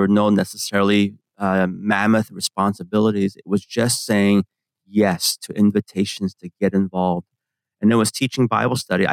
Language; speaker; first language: English; early bilingual, other home language; Korean